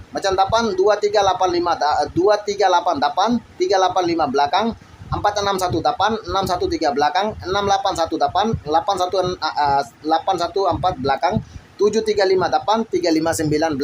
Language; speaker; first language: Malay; non-native, fluent; Bangla